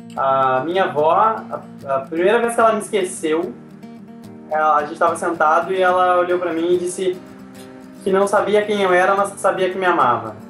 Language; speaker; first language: Portuguese; native; Portuguese